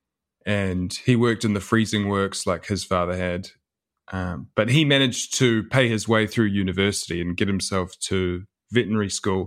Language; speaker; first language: English; native; English